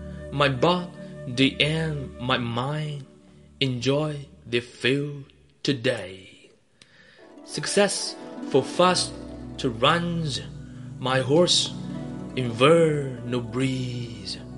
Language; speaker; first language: English; non-native, fluent; Chinese